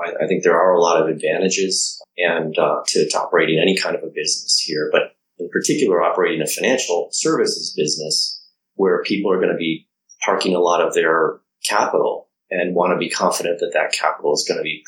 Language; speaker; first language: English; native; English